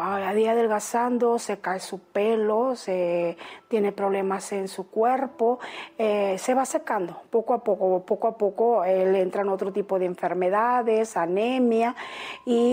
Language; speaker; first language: Spanish; native; Spanish